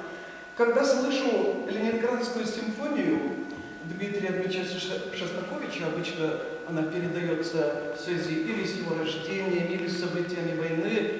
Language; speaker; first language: Russian; native; Russian